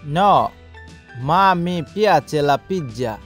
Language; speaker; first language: Italian; non-native, learner; Bangla